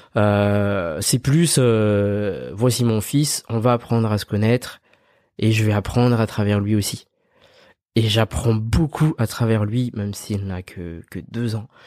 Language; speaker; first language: French; early bilingual, other home language; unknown